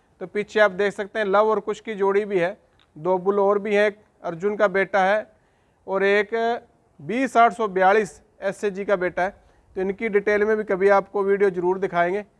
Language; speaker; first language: Hindi; native; Hindi